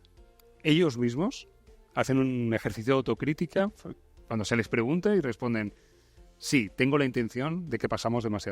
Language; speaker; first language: Spanish; native; Spanish